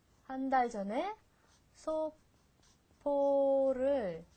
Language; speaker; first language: Korean; non-native, fluent; Russian